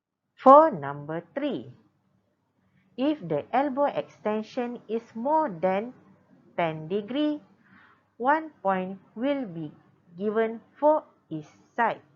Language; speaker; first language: English; non-native, local second language; Malay